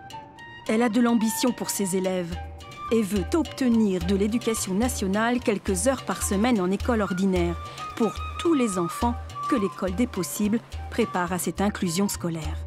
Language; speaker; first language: French; native; French